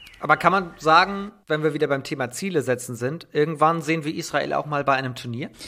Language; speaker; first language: German; native; German